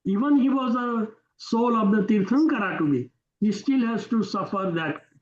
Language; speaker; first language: English; non-native, local second language; Gujarati